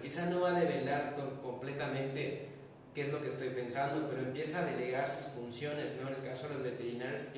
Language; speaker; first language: Spanish; native; Spanish